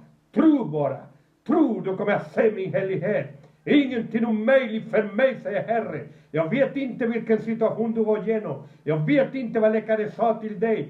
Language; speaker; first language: Swedish; non-native, fluent; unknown